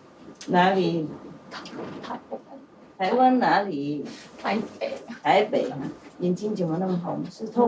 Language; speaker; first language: Chinese; non-native, fluent; Vietnamese